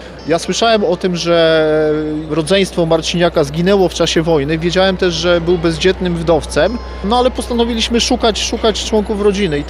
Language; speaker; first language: Polish; native; Polish